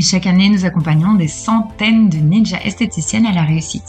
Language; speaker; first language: French; native; French